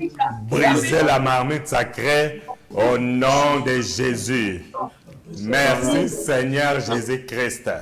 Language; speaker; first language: French; non-native, local second language; Lingala